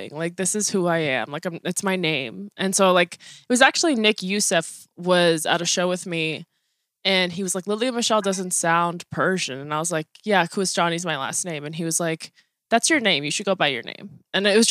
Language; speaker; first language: English; early bilingual, other home language; Persian